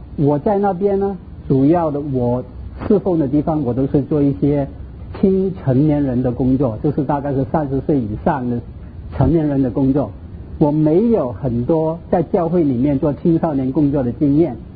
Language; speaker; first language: Chinese; non-native, local second language; Cantonese